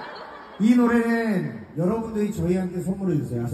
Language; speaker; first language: Korean; native; Korean